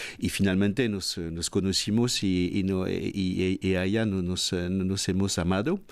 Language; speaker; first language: Spanish; non-native, fluent; French